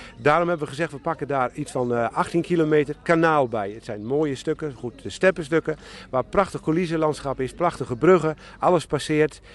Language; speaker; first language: Dutch; native; Dutch